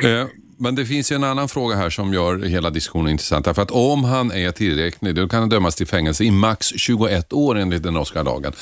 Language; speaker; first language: Swedish; native; Swedish